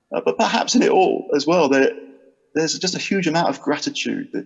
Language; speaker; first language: English; native; English